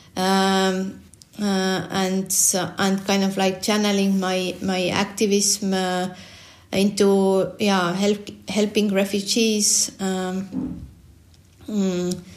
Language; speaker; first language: English; non-native, fluent; Estonian